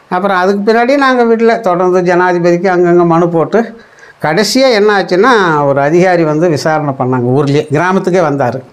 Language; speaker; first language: Tamil; non-native, local second language; Kannada